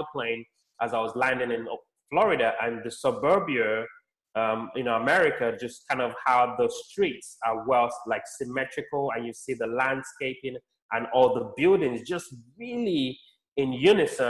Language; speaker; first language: English; non-native, local second language; Yoruba